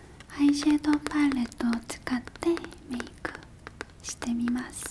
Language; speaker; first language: Japanese; non-native, learner; Korean